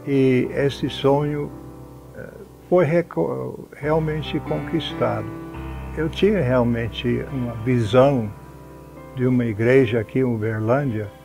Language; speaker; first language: Portuguese; non-native, fluent; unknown